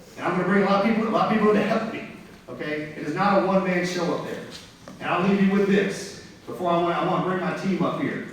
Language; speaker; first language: English; native; English